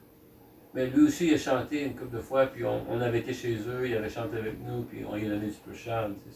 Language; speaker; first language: French; native; French